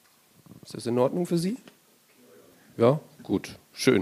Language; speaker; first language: German; native; German